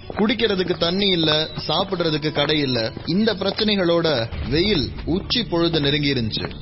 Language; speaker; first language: Tamil; native; Tamil